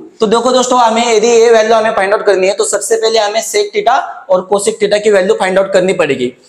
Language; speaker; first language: Hindi; non-native, local second language; Marathi